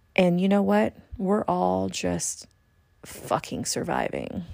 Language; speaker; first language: English; native; English